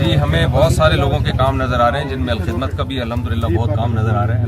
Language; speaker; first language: Urdu; native; Urdu